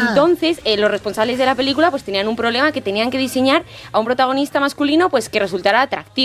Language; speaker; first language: Spanish; native; Spanish